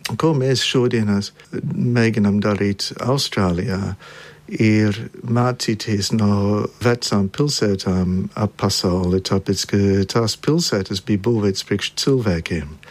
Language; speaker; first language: Latvian; early bilingual, heritage; Latvian